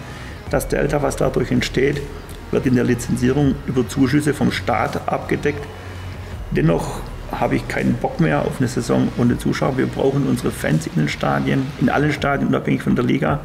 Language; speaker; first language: German; native; German